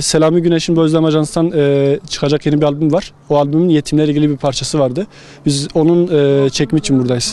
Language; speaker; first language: Turkish; native; Turkish